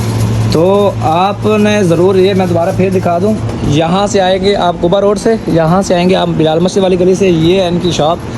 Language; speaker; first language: Hindi; native; Hindi